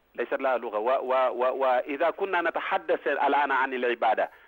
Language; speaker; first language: Arabic; non-native, fluent; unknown